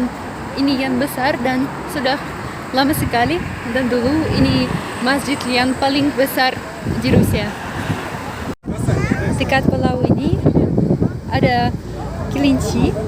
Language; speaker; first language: Indonesian; non-native, fluent; Russian